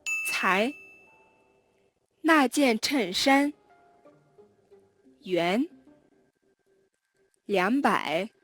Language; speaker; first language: Chinese; non-native, learner; Mongolian